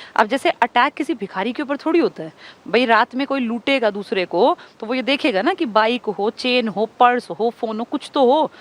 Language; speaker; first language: Hindi; native; Hindi